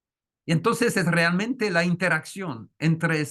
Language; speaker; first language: Spanish; non-native, fluent; French